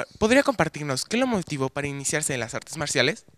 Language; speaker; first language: Spanish; native; Spanish